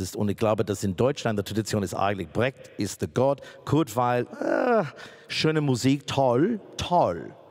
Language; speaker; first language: German; non-native, fluent; English